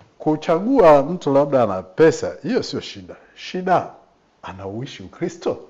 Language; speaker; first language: Swahili; native; Swahili